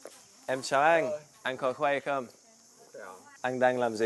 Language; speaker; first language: Vietnamese; non-native, learner; English